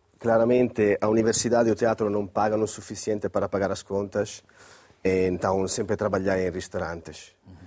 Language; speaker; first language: Portuguese; non-native, fluent; Italian